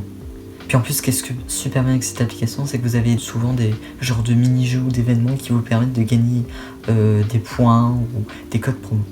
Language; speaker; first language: French; native; French